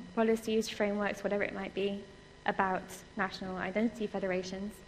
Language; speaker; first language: English; native; English